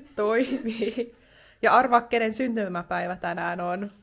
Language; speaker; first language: Finnish; native; Finnish